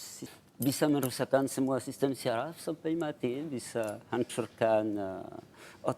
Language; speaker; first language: Indonesian; non-native, fluent; French